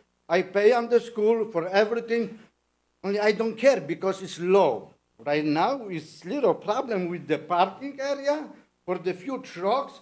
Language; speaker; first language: English; non-native, learner; Polish